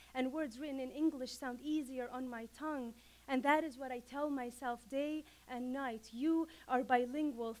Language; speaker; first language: English; non-native, fluent; Arabic